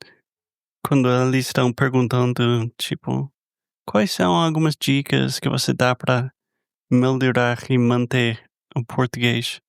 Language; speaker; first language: Portuguese; non-native, fluent; English